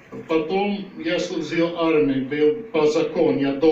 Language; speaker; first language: Russian; non-native, learner; Dutch